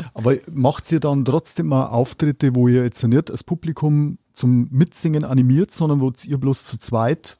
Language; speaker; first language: German; native; German